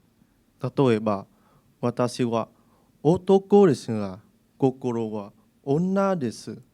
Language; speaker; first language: Japanese; non-native, learner; Vietnamese